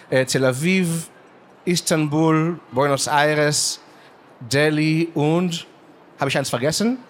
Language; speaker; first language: German; non-native, fluent; Hebrew